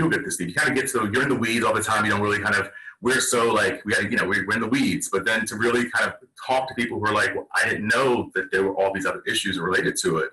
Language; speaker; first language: English; native; English